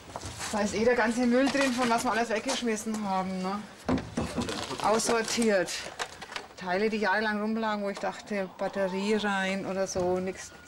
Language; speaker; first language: German; native; German